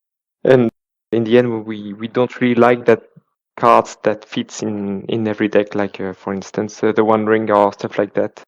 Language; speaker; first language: English; non-native, fluent; French